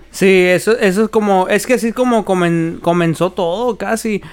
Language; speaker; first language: Spanish; early bilingual, heritage; Spanish